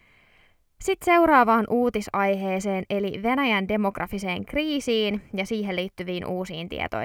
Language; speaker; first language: Finnish; native; Finnish